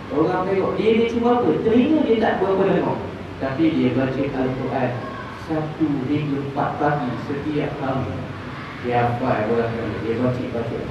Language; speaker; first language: Malay; native; Malay